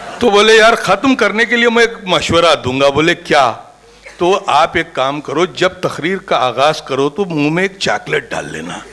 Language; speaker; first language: Urdu; native; Urdu